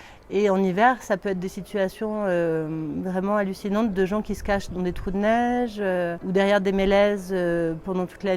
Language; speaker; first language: French; native; French